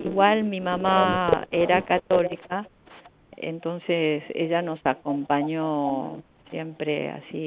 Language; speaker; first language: Spanish; non-native, fluent; Korean